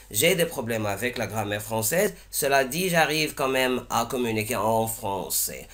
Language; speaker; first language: French; non-native, fluent; Arabic